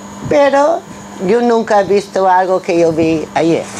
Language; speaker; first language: Spanish; non-native, fluent; English